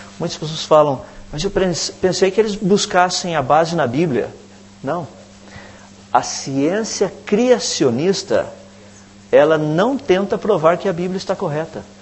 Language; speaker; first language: Portuguese; native; Portuguese